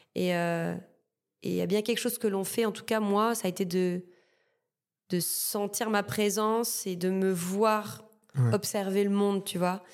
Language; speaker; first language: French; native; French